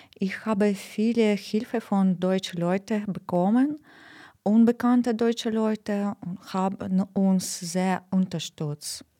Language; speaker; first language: German; non-native, learner; Ukrainian